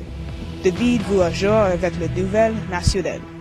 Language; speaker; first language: French; non-native, learner; English